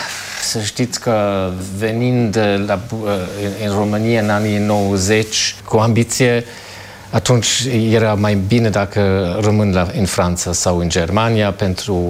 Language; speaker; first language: Romanian; non-native, fluent; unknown